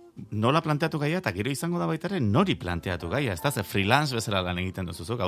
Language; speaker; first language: Basque; native; Basque